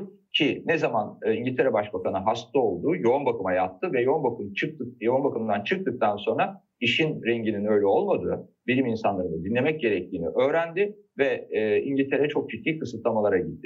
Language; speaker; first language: Turkish; native; Turkish